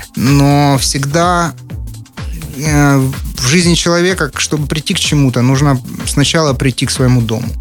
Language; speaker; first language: Russian; native; Russian